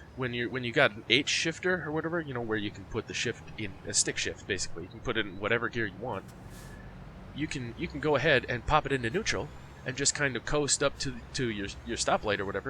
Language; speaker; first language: English; native; English